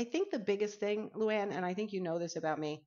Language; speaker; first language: English; native; English